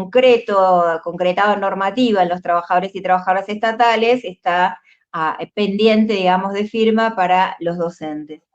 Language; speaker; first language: Spanish; native; Spanish